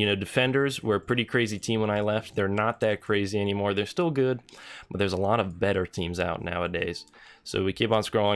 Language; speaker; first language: English; native; English